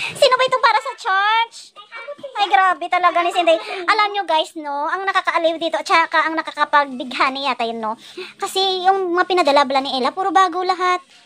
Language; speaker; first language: Filipino; non-native, local second language; Hiligaynon